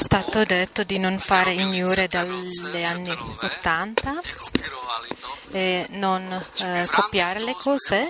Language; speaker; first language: Italian; non-native, fluent; Czech